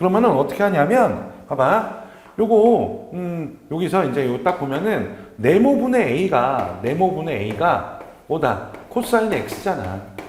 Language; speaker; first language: Korean; native; Korean